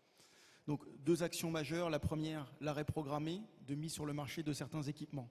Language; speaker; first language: French; native; French